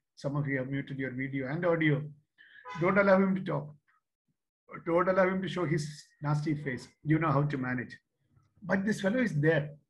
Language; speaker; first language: English; non-native, local second language; Malayalam